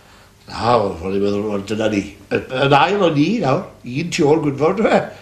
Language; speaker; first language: Welsh; native; Welsh